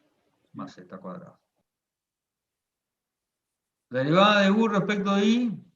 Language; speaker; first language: Spanish; native; Spanish